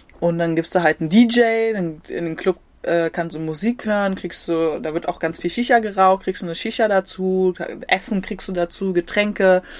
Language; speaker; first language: German; native; German